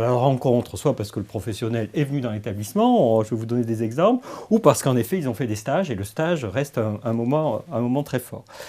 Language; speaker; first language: French; native; French